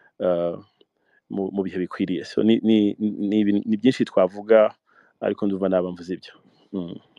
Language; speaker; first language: Kinyarwanda; early bilingual, heritage; Kinyarwanda